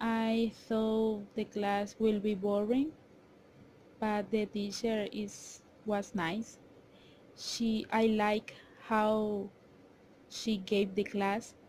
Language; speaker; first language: English; non-native, learner; Spanish